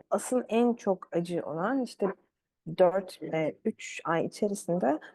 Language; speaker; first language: Turkish; early bilingual, other home language; Arabic